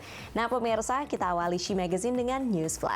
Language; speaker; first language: Indonesian; native; Indonesian